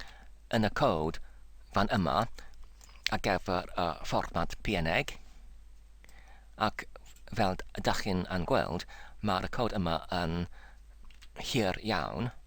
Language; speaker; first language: Welsh; non-native, learner; English